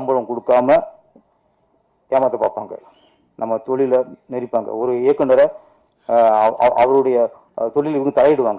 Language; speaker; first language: Tamil; native; Tamil